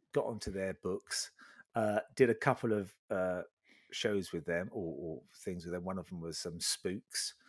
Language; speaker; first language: English; native; English